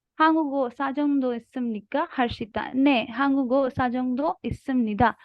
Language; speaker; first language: Korean; non-native, learner; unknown